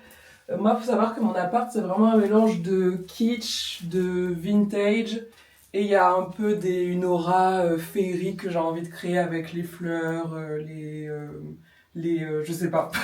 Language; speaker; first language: French; native; French